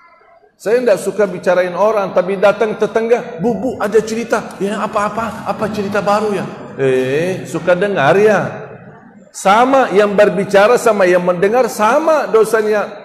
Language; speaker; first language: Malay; non-native, fluent; Arabic